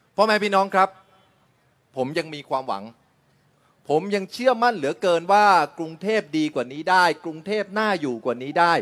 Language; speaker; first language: Thai; early bilingual, other home language; Chinese